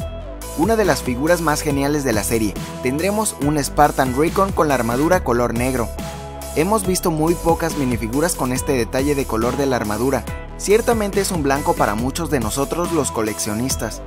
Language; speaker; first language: Spanish; native; Spanish